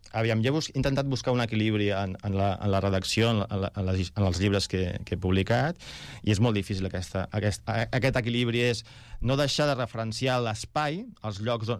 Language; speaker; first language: Catalan; non-native, local second language; Spanish